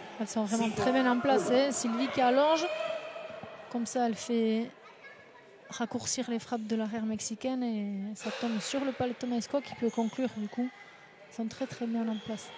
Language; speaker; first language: French; native; French